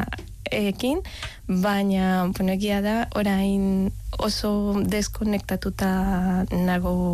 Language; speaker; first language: Basque; non-native, learner; Spanish